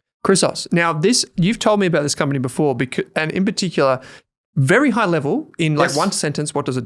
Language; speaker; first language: English; native; English